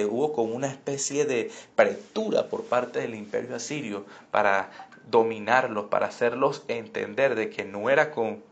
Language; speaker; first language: Spanish; native; Spanish